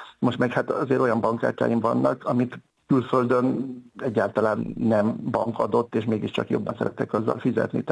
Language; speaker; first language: Hungarian; native; Hungarian